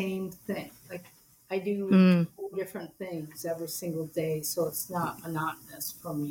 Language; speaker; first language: English; native; English